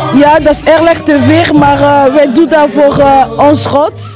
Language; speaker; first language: Dutch; early bilingual, other home language; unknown